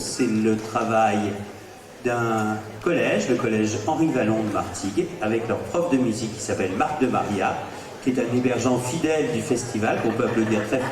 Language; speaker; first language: French; native; French